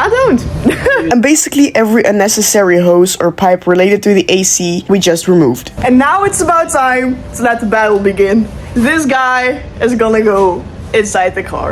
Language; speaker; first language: English; non-native, fluent; Dutch